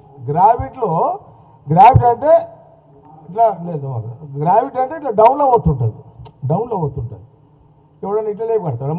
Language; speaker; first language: Telugu; native; Telugu